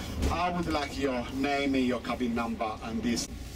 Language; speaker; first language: English; non-native, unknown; Italian